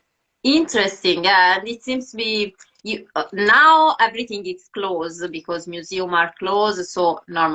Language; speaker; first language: English; non-native, fluent; Italian